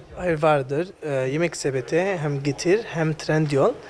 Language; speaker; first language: Turkish; non-native, learner; Arabic